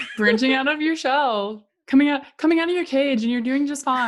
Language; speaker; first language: English; native; English